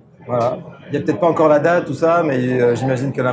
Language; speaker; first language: French; native; French